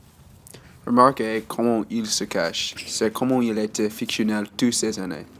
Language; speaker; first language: French; non-native, learner; English